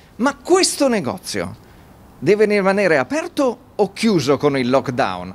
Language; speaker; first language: Italian; native; Italian